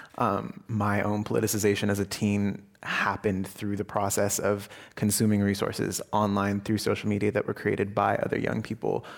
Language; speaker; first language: English; early bilingual, other home language; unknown